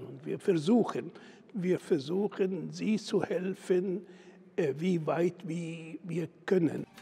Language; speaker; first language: German; non-native, fluent; Arabic